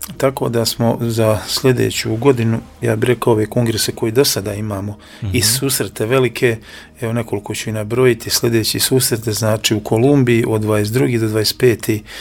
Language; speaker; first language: Croatian; native; Croatian